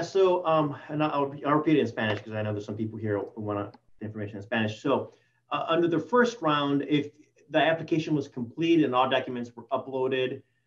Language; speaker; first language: English; early bilingual, other home language; Spanish